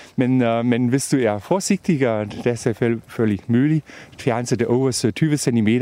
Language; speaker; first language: Danish; non-native, fluent; German